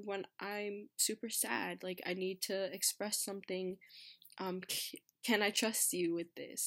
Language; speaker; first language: English; native; English